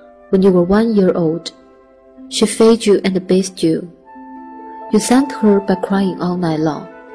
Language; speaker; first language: English; non-native, fluent; Chinese